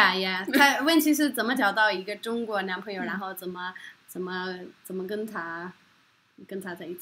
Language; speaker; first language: Chinese; non-native, fluent; Norwegian